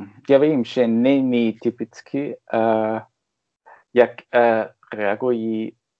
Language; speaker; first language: Czech; non-native, learner; German